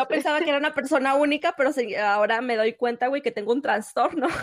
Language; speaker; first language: Spanish; native; Spanish